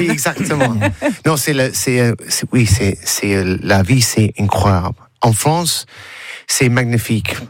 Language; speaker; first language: French; non-native, learner; English